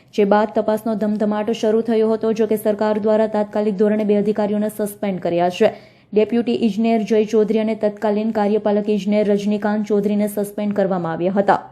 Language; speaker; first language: Gujarati; native; Gujarati